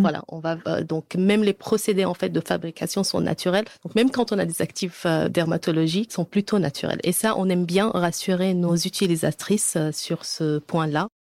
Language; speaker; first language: French; non-native, fluent; Arabic